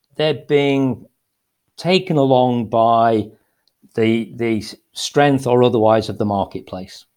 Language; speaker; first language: English; native; English